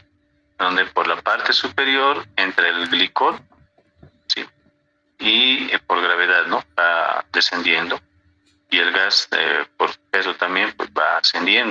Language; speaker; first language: Spanish; native; Spanish